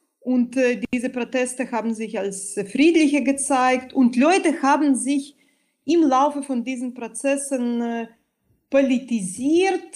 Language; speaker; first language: German; non-native, fluent; Belarusian